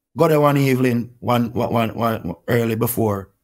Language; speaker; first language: English; non-native, local second language; Jamaican Creole English